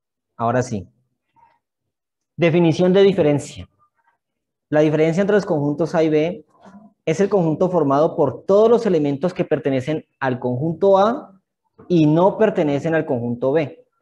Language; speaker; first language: Spanish; native; Spanish